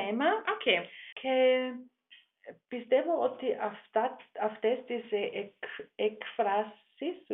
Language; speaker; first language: Greek; non-native, learner; German